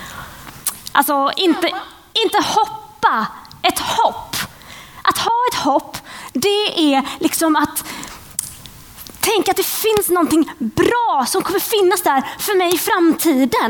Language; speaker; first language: Swedish; native; Swedish